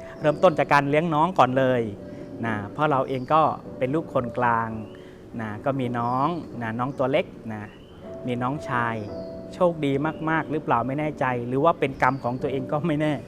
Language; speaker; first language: Thai; native; Thai